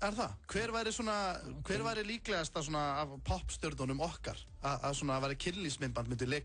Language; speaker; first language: Icelandic; native; Icelandic